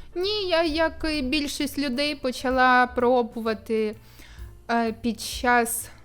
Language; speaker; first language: Ukrainian; non-native, local second language; Russian